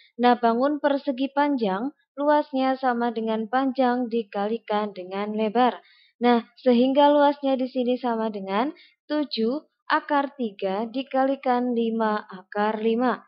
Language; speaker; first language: Indonesian; native; Indonesian